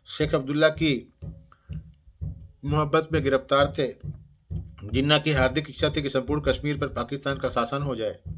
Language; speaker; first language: Hindi; native; Hindi